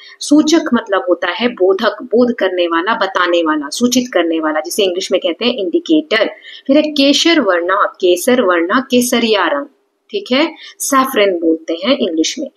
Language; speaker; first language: Hindi; native; Hindi